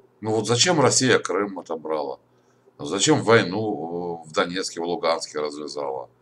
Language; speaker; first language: Russian; native; Russian